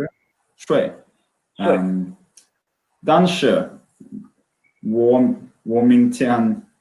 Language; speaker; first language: Chinese; non-native, learner; Swedish